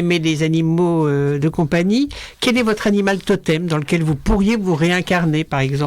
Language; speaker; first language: French; native; French